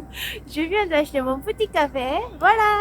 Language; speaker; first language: French; non-native, learner; Japanese